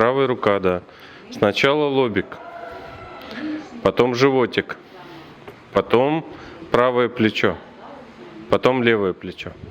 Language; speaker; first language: Russian; native; Russian